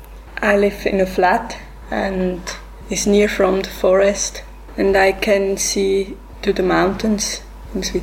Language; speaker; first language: English; non-native, learner; Swiss German